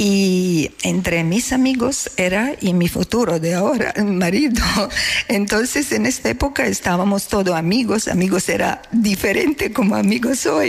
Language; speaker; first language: Spanish; non-native, learner; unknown